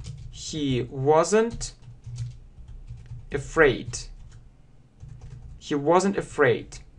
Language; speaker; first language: English; non-native, fluent; Russian